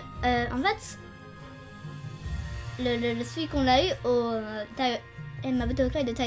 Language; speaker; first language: French; early bilingual, heritage; French